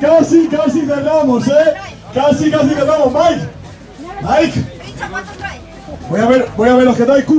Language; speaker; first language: Spanish; native; Spanish